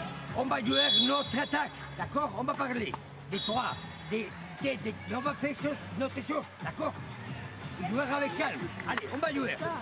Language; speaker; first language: French; non-native, learner; Spanish